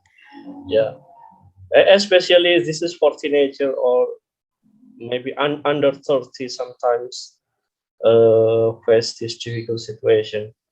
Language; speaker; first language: English; non-native, learner; Indonesian